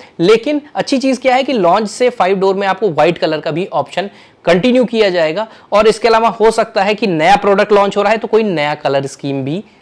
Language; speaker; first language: Hindi; native; Hindi